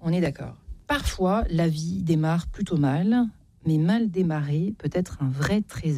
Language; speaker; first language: French; native; French